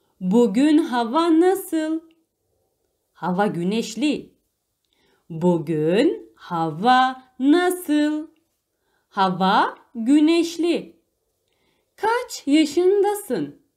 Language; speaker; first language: Turkish; non-native, fluent; Arabic